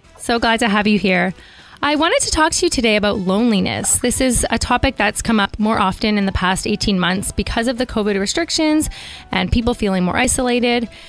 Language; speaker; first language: English; early bilingual, other home language; Italian